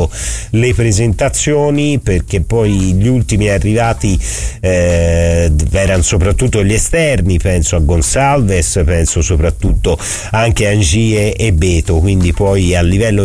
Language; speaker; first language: Italian; native; Italian